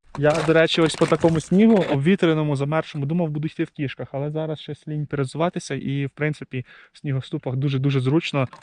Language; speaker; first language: Ukrainian; non-native, local second language; Russian